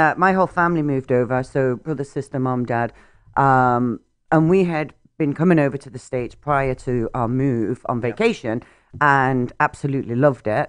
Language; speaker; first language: English; native; English